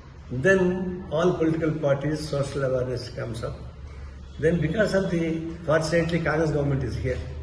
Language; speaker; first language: English; non-native, local second language; Telugu